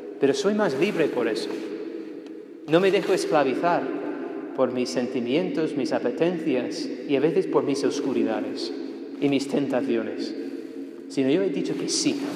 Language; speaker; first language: Spanish; non-native, fluent; English